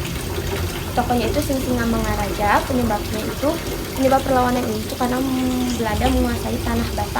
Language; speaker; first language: Indonesian; native; Indonesian